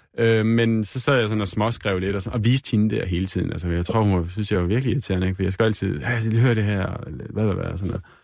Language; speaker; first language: Danish; native; Danish